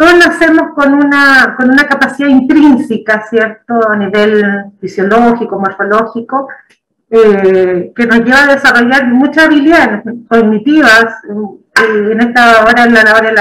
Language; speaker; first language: Spanish; native; Spanish